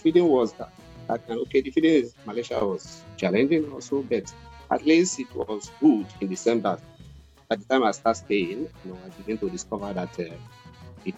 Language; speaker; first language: English; non-native, local second language; Igbo